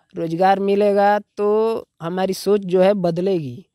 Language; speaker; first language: Hindi; native; Hindi